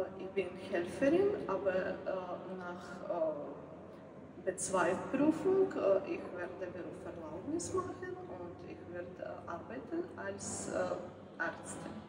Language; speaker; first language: German; non-native, learner; Ukrainian